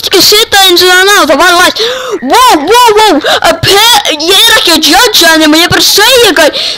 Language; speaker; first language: Icelandic; non-native, learner; Danish